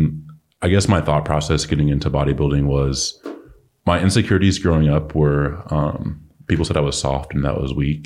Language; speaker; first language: English; native; English